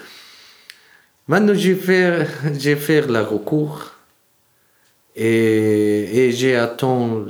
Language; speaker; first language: French; non-native, learner; Arabic